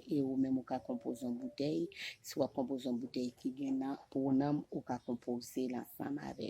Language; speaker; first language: French; non-native, local second language; Haitian Creole